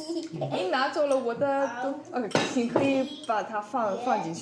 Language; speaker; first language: Chinese; non-native, learner; English